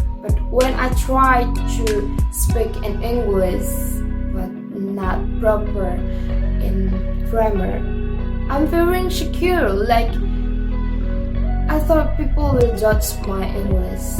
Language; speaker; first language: English; non-native, fluent; Indonesian